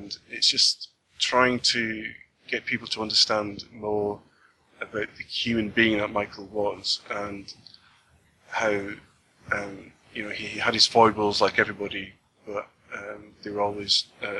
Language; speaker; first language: English; native; English